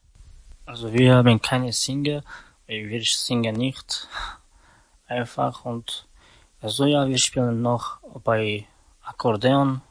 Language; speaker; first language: German; non-native, learner; Romany